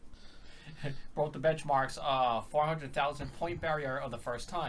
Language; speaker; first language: English; native; English